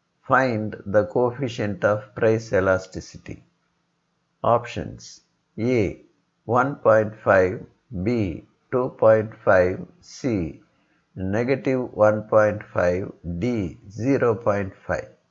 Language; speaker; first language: English; non-native, local second language; Tamil